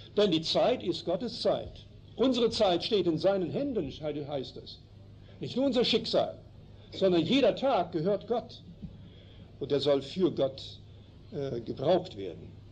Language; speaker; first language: German; early bilingual, heritage; German